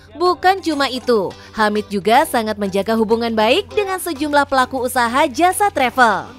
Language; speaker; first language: Indonesian; native; Indonesian